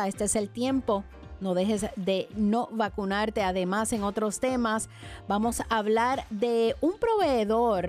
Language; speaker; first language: Spanish; native; Spanish